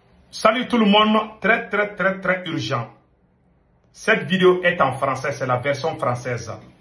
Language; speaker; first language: French; non-native, local second language; Bambara